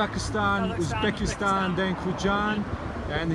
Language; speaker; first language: English; non-native, learner; Tajik